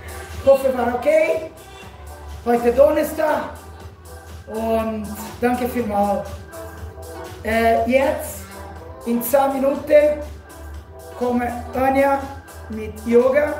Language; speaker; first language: German; non-native, learner; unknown